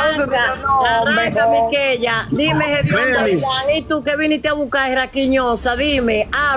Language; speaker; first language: Spanish; native; Spanish